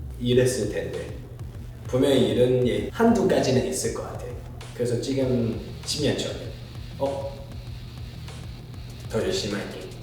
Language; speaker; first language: Korean; non-native, fluent; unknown